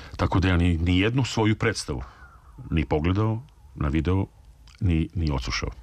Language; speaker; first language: Serbian; native; Serbian